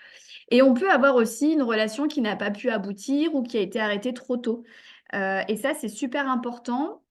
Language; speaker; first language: French; native; French